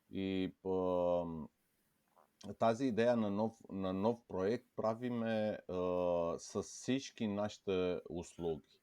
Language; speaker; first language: Bulgarian; non-native, fluent; Romanian